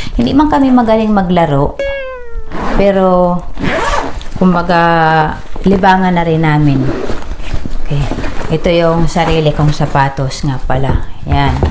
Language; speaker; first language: Filipino; native; Filipino